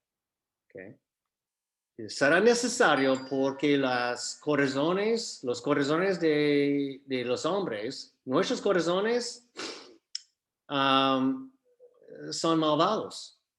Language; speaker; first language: Spanish; non-native, fluent; English